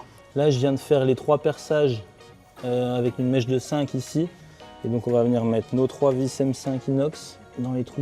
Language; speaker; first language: French; native; French